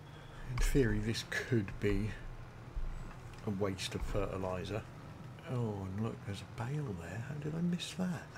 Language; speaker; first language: English; native; English